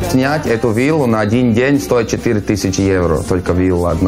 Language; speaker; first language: Russian; non-native, fluent; Latvian